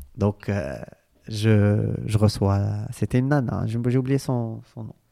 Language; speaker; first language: French; non-native, local second language; Arabic